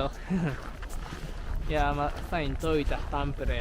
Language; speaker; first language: Finnish; non-native, learner; Japanese